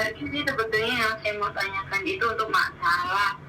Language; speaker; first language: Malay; non-native, local second language; Javanese